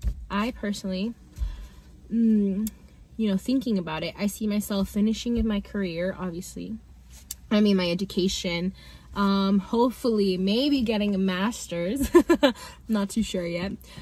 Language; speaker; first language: English; early bilingual, other home language; Spanish